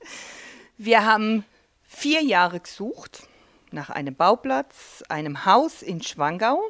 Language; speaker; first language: German; native; German